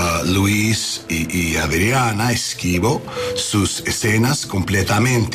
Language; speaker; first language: Spanish; non-native, learner; English